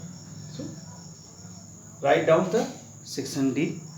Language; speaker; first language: English; non-native, local second language; Hindi